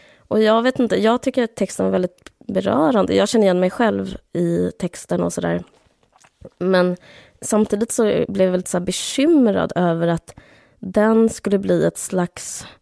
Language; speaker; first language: Swedish; native; Swedish